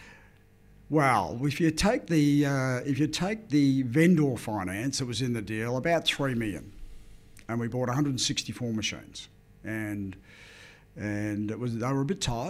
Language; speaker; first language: English; native; English